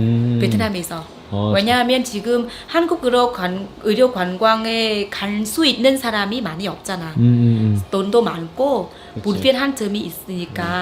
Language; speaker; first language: Korean; non-native, fluent; Vietnamese